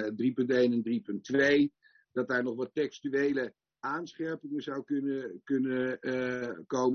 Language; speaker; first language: Dutch; native; Dutch